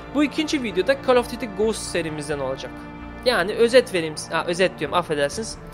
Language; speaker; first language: Turkish; early bilingual, heritage; Turkish